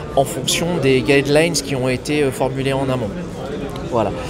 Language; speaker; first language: French; native; French